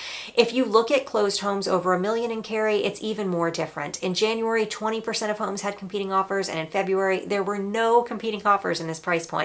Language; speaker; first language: English; native; English